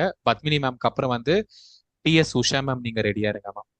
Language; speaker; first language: Tamil; native; Tamil